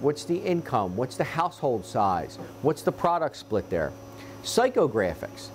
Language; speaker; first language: English; native; English